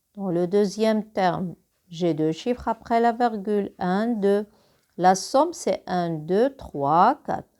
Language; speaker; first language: French; non-native, local second language; Arabic